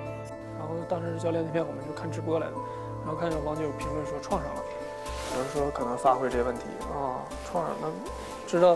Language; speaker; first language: Chinese; native; Chinese